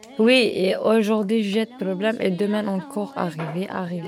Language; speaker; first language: French; non-native, learner; Turkish